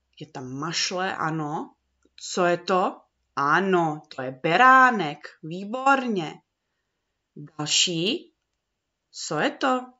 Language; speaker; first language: Czech; early bilingual, heritage; Czech